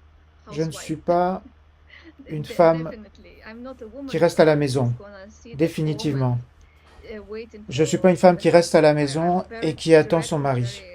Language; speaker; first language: French; non-native, fluent; Ukrainian